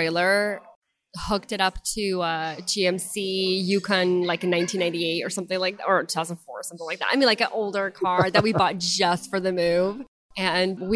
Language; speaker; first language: English; non-native, fluent; Russian